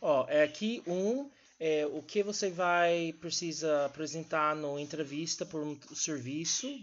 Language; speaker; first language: Portuguese; non-native, learner; English